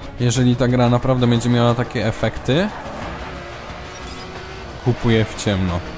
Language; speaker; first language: Polish; native; Polish